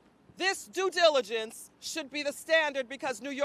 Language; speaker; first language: English; native; English